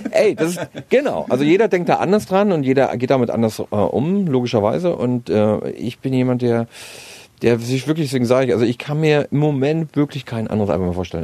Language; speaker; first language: German; native; German